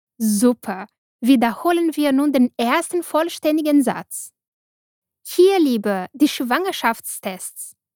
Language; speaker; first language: German; non-native, fluent; Portuguese